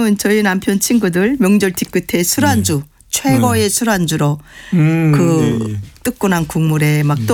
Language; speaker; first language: Korean; native; Korean